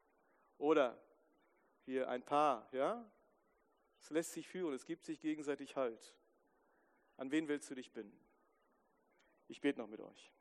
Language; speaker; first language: German; native; German